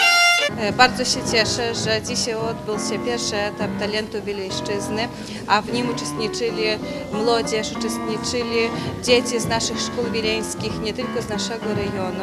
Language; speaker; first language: Polish; native; Polish